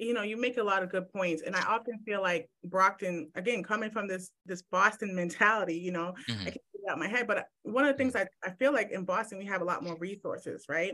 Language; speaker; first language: English; native; English